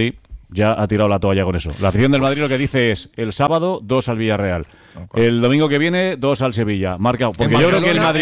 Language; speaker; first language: Spanish; native; Spanish